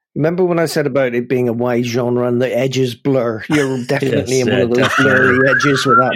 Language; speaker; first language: English; native; English